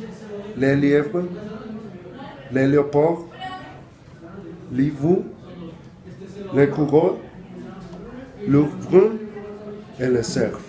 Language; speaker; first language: French; non-native, learner; Spanish